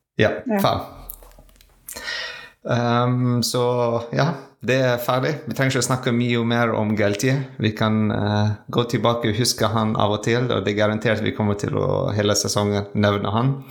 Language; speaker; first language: Norwegian; non-native, learner; French